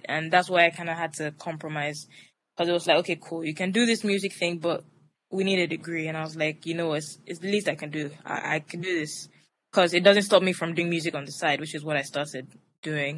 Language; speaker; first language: English; non-native, local second language; Yoruba